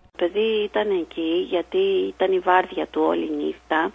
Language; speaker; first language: Greek; native; Greek